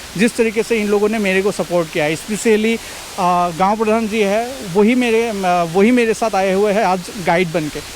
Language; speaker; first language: Hindi; non-native, local second language; Assamese